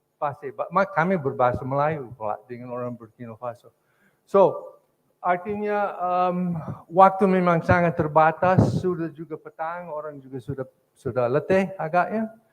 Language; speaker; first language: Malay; non-native, fluent; English